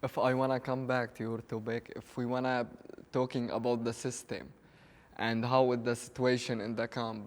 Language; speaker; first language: English; non-native, learner; Arabic